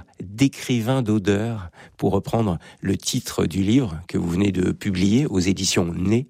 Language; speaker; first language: French; native; French